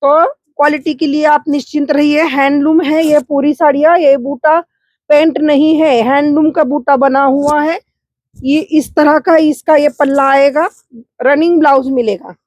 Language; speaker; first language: Hindi; non-native, local second language; Marathi